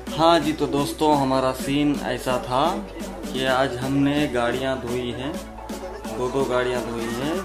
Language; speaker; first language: Urdu; native; Urdu